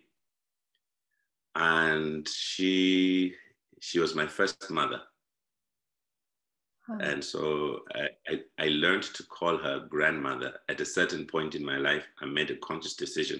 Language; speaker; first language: English; non-native, local second language; Shona